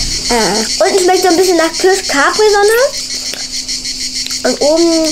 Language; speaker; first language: German; native; German